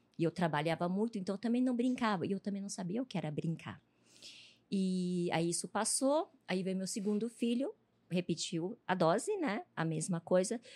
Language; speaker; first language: Portuguese; early bilingual, other home language; Chinese